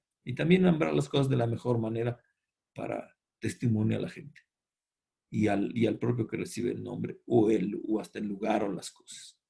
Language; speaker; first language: Spanish; native; Spanish